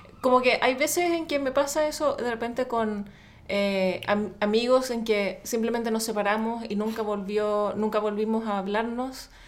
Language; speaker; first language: Spanish; native; Spanish